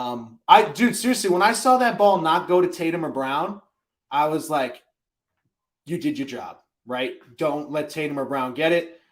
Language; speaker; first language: English; native; English